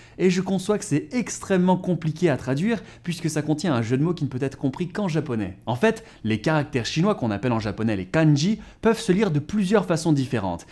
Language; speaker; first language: French; native; French